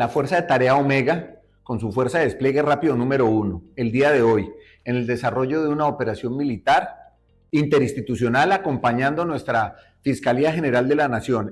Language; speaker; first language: Spanish; native; Spanish